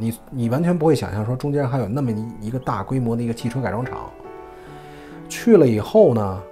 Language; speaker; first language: Chinese; native; Chinese